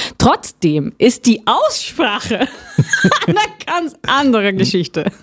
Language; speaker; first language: German; non-native, fluent; Portuguese